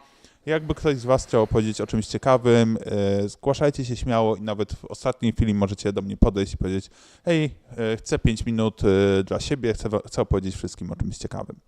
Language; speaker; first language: Polish; native; Polish